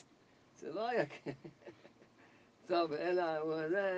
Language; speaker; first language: Hebrew; early bilingual, other home language; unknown